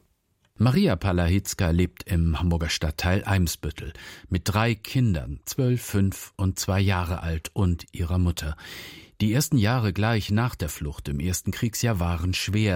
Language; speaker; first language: German; native; German